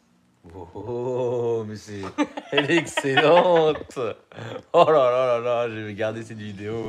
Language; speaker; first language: French; native; French